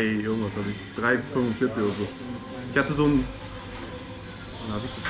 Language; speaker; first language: German; native; German